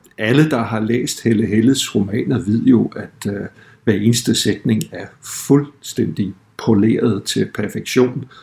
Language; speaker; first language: Danish; non-native, fluent; English